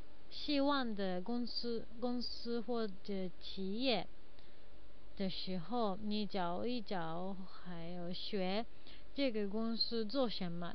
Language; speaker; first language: Chinese; non-native, learner; Japanese